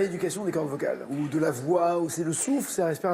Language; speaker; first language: French; native; French